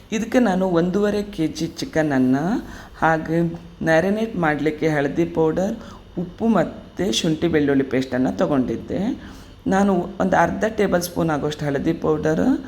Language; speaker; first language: Kannada; native; Kannada